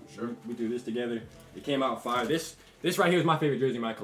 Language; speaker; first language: English; native; English